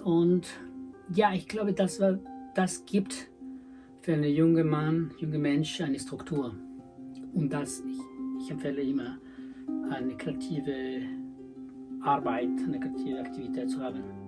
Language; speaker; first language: German; non-native, learner; Spanish